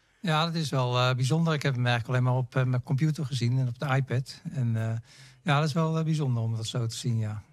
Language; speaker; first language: Dutch; native; Dutch